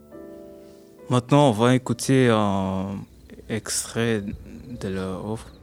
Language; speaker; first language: French; non-native, learner; Spanish